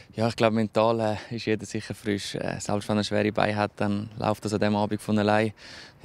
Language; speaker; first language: German; native; German